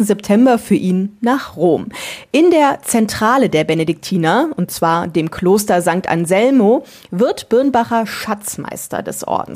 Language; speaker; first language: German; native; German